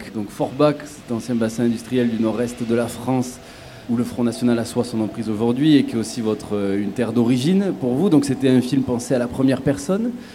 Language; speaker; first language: French; native; French